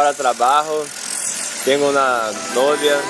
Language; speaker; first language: Spanish; non-native, learner; Portuguese